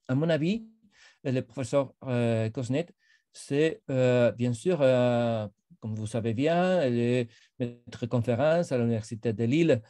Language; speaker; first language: French; non-native, fluent; Spanish